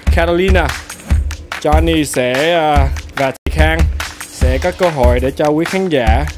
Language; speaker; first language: Vietnamese; native; Vietnamese